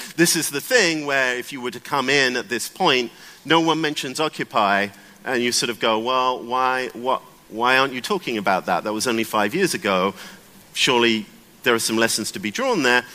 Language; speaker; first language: English; native; English